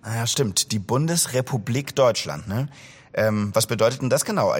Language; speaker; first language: German; native; German